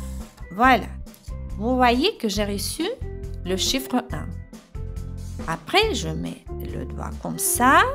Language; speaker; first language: French; non-native, fluent; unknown